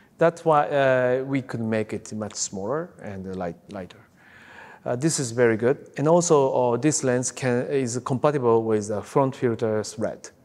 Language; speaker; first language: English; non-native, fluent; Japanese